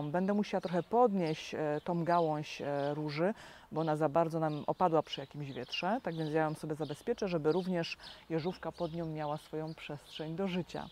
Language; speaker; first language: Polish; native; Polish